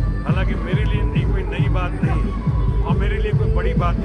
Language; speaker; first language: Hindi; native; Hindi